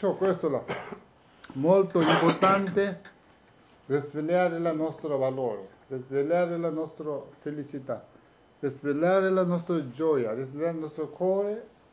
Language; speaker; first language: Italian; non-native, learner; Tibetan